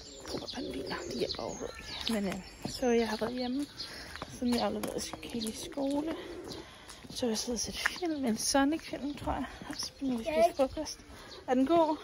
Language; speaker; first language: Danish; native; Danish